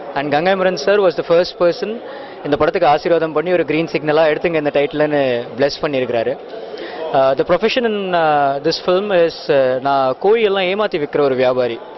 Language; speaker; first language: Tamil; native; Tamil